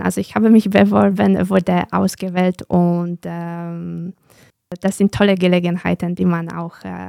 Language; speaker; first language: German; non-native, fluent; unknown